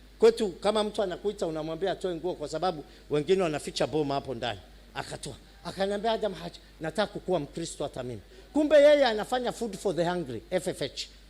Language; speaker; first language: Swahili; non-native, fluent; Somali